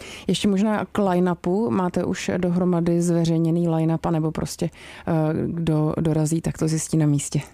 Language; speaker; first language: Czech; native; Czech